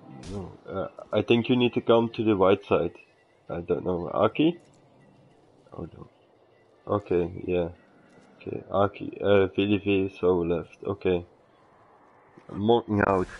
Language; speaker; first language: English; non-native, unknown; Dutch